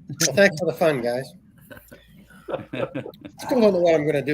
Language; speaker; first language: English; native; English